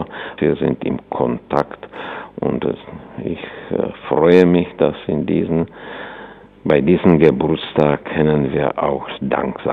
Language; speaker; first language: German; non-native, fluent; Czech